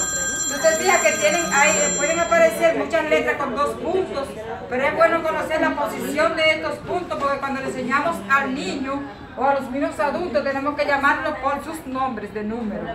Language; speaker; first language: Spanish; native; Spanish